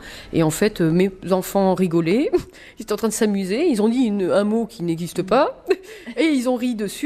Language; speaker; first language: French; native; French